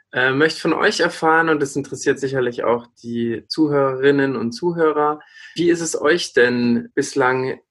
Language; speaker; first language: German; native; German